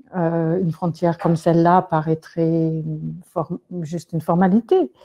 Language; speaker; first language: French; non-native, fluent; English